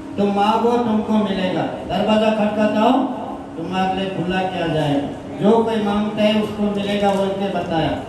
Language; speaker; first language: Hindi; non-native, local second language; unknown